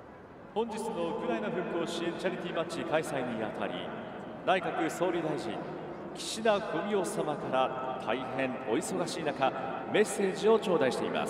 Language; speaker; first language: Japanese; native; Japanese